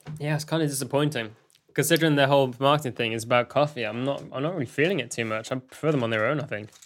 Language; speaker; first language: English; native; English